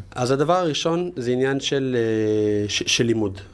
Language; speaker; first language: Hebrew; native; Hebrew